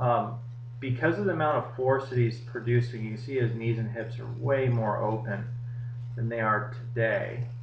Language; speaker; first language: English; native; English